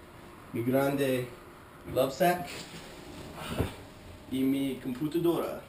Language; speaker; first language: Spanish; non-native, learner; English